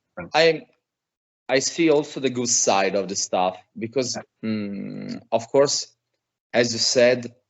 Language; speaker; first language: English; non-native, fluent; Italian